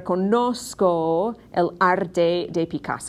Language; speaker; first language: Spanish; non-native, fluent; English